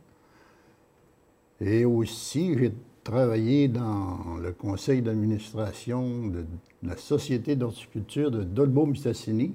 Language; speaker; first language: French; native; French